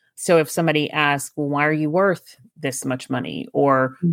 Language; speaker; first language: English; native; English